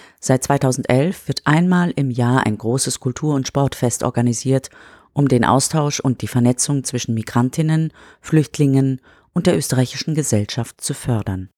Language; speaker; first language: German; native; German